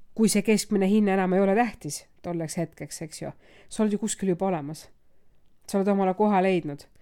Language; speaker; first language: Estonian; non-native, local second language; Russian